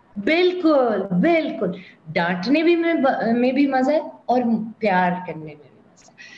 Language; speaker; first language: Urdu; native; Urdu